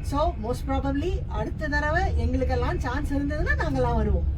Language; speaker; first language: Tamil; native; Tamil